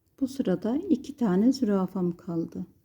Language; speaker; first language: Turkish; native; Turkish